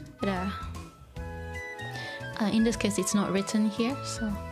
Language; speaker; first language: English; non-native, fluent; Japanese